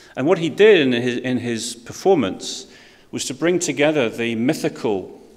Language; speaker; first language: English; native; English